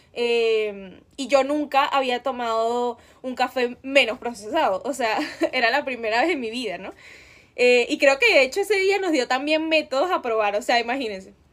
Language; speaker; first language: Spanish; native; Spanish